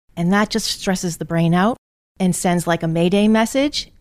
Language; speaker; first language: English; native; English